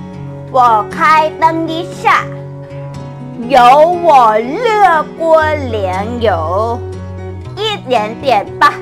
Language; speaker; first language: Chinese; non-native, learner; Thai